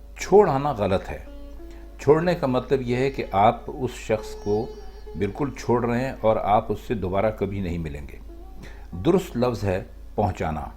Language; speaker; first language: Urdu; native; Urdu